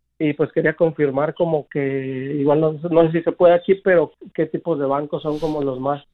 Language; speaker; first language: Spanish; native; Spanish